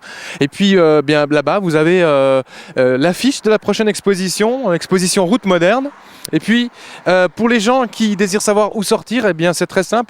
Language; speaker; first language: French; native; French